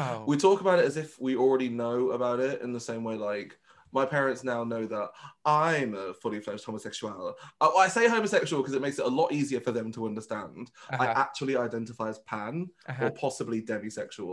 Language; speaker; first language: English; non-native, local second language; Vietnamese